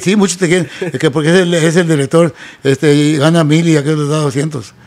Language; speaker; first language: Spanish; native; Spanish